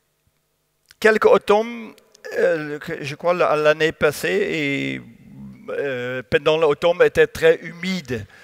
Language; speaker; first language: French; non-native, learner; Dutch